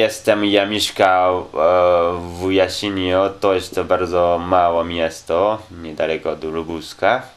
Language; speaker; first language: Polish; non-native, learner; Japanese